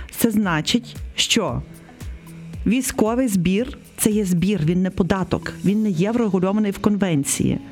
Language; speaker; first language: Ukrainian; native; Ukrainian